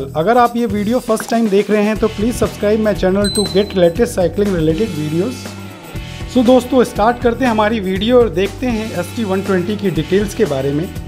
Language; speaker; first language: Hindi; native; Hindi